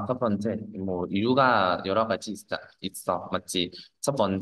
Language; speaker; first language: Korean; non-native, fluent; Vietnamese